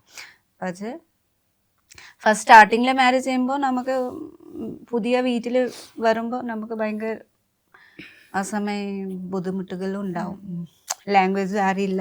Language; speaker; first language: Malayalam; non-native, fluent; Nepali